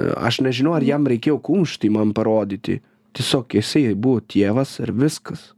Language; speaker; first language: Lithuanian; non-native, fluent; Italian